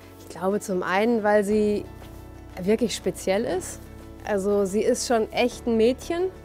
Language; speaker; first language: German; native; German